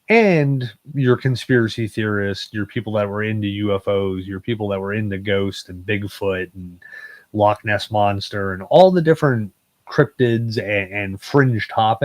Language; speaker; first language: English; native; English